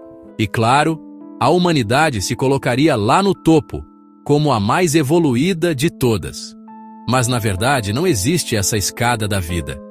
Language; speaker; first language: Portuguese; native; Portuguese